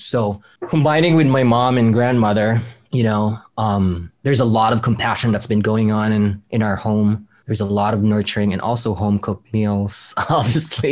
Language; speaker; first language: English; non-native, local second language; Filipino